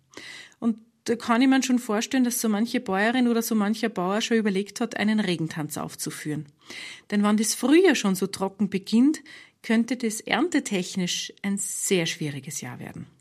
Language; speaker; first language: German; native; German